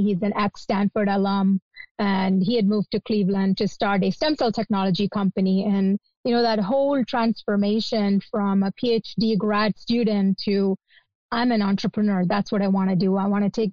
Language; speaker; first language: English; non-native, local second language; Malayalam